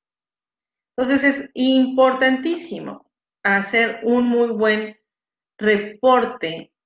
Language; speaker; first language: Spanish; native; Spanish